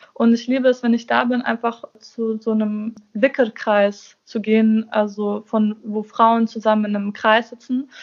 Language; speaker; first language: German; early bilingual, other home language; Persian